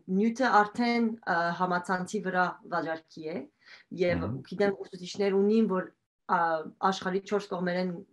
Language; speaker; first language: Armenian; early bilingual, heritage; Armenian